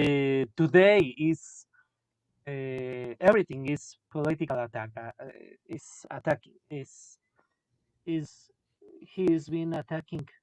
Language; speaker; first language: English; non-native, learner; Spanish